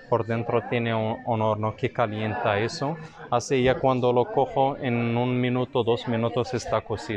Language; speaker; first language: Spanish; non-native, fluent; Arabic